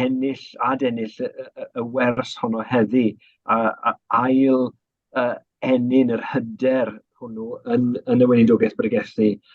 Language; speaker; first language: Welsh; native; Welsh